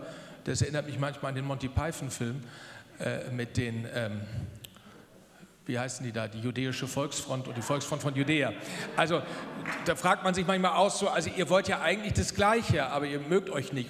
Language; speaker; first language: German; native; German